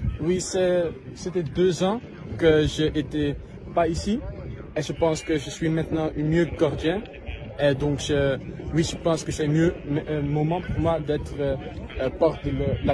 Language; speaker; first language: French; non-native, learner; Dutch